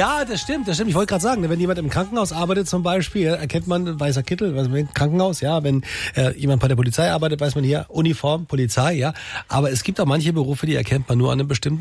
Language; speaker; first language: German; native; German